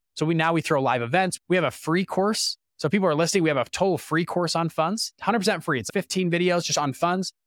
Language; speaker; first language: English; native; English